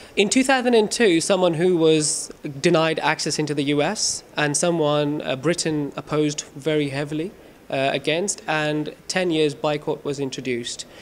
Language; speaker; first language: English; non-native, local second language; Urdu